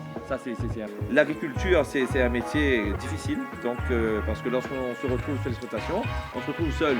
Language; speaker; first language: French; native; French